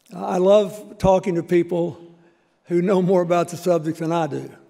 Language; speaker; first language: English; native; English